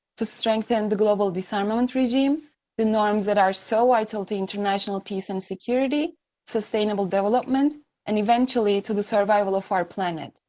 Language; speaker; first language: English; non-native, fluent; Turkish